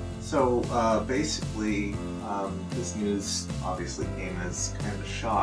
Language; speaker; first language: English; native; English